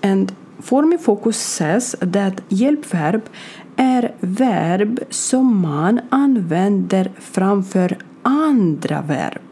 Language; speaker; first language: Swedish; non-native, learner; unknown